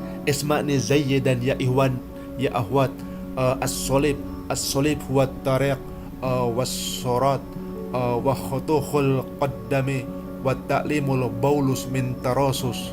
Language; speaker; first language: Arabic; non-native, learner; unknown